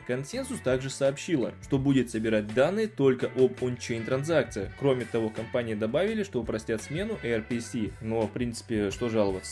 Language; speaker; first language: Russian; native; Russian